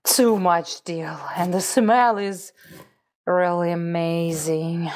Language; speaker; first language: English; non-native, fluent; Russian